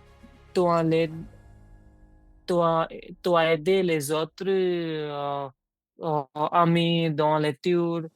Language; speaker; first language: French; non-native, learner; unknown